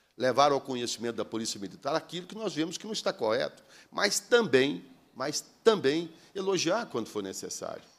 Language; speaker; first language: Portuguese; native; Portuguese